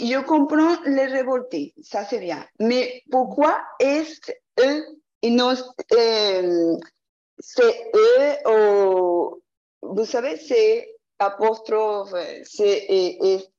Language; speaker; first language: French; non-native, learner; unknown